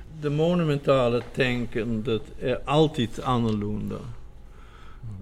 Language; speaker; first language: Swedish; non-native, fluent; Dutch